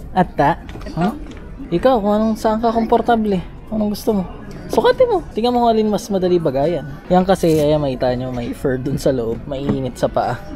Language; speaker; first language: Filipino; native; Filipino